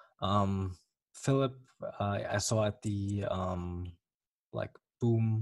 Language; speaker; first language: English; non-native, fluent; German